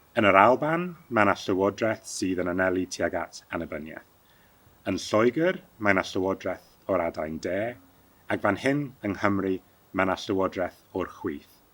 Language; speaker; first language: Welsh; early bilingual, heritage; Welsh